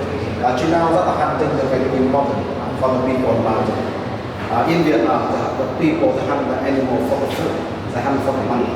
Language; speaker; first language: English; non-native, fluent; Vietnamese